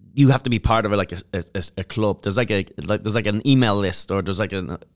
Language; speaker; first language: English; native; English